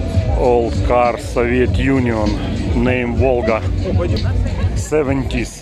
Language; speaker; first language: English; non-native, learner; Russian